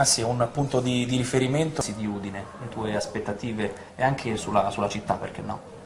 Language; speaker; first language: Italian; native; Italian